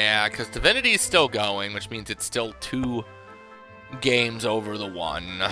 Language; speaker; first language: English; native; English